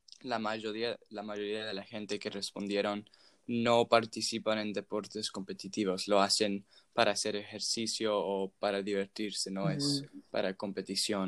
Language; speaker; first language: Spanish; non-native, fluent; English